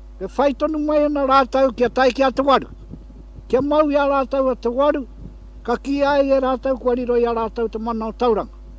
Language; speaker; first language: Māori; native; Māori